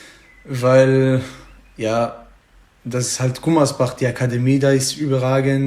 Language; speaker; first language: German; non-native, fluent; Hebrew